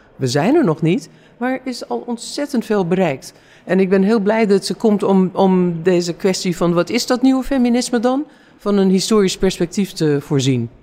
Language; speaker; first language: Dutch; non-native, fluent; English